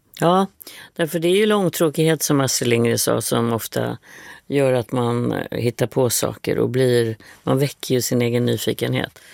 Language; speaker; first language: Swedish; native; Swedish